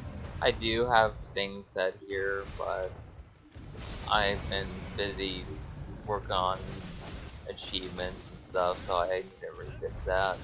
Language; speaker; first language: English; native; English